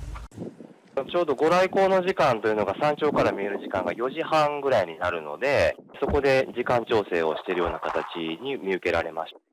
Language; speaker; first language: Japanese; native; Japanese